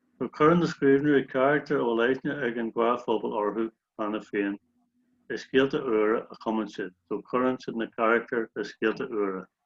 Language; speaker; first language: Irish; native; Irish